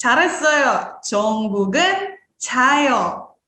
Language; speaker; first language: Korean; non-native, fluent; Indonesian